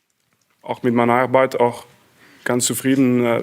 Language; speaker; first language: German; non-native, learner; French